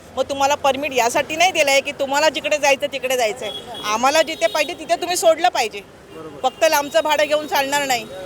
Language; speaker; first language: Marathi; native; Marathi